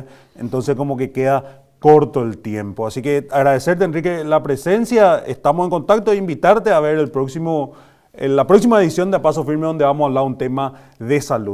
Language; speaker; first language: Spanish; native; Spanish